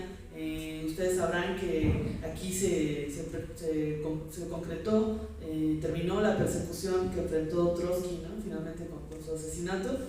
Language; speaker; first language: Spanish; native; Spanish